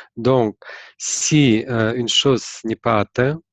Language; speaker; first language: French; non-native, fluent; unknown